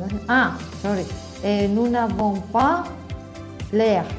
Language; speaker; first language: French; non-native, learner; Spanish